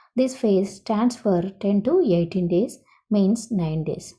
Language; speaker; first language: English; non-native, local second language; Telugu